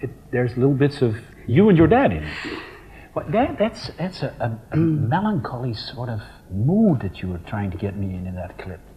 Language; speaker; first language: English; non-native, fluent; Dutch